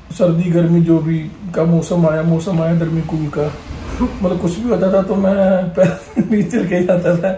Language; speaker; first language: Hindi; non-native, local second language; Punjabi